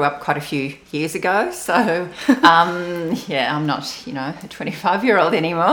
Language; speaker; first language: English; non-native, local second language; Venetian